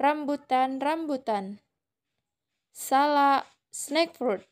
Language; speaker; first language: Indonesian; native; Indonesian